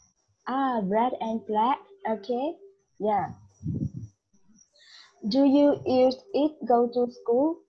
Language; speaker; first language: English; non-native, learner; Vietnamese